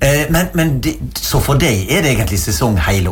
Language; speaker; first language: Norwegian; native; Norwegian